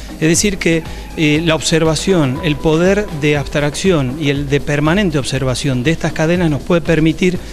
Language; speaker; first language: Spanish; native; Spanish